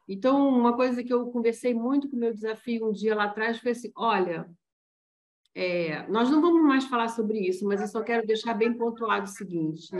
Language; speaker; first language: Portuguese; native; Portuguese